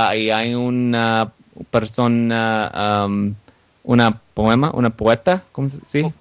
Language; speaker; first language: Spanish; non-native, learner; English